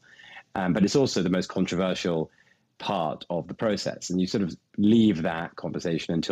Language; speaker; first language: English; native; English